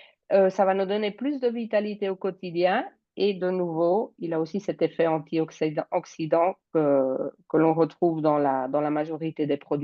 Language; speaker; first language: French; native; French